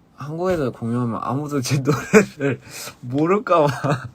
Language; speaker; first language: Korean; early bilingual, other home language; English